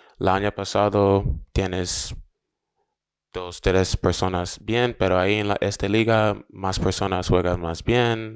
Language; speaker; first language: Spanish; non-native, learner; English